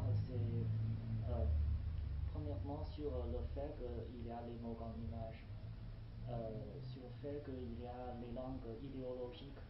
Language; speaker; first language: French; non-native, learner; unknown